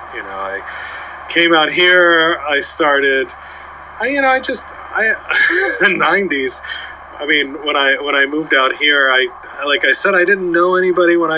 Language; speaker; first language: English; native; English